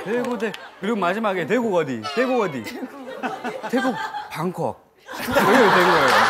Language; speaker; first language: Korean; non-native, fluent; Thai